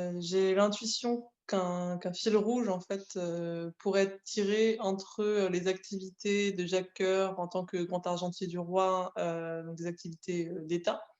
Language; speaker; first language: French; native; French